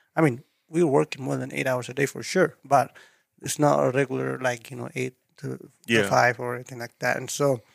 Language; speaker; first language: English; non-native, fluent; Tigrinya